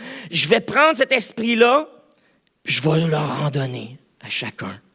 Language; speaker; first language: French; native; French